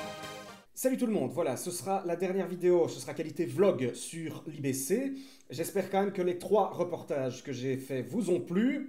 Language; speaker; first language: French; native; French